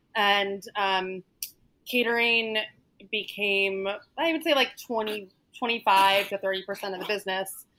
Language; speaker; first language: English; native; English